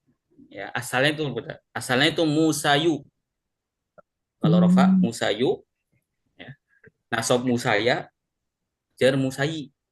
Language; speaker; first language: Indonesian; native; Indonesian